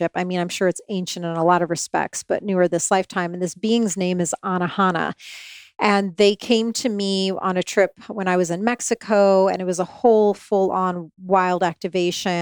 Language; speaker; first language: English; native; English